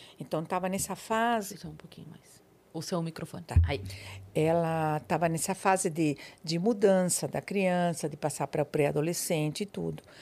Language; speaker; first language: Portuguese; non-native, fluent; Spanish